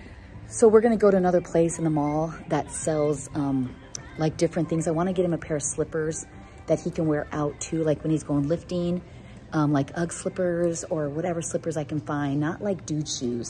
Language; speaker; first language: English; native; English